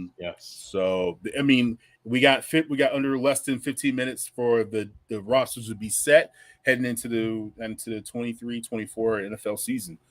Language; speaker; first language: English; native; English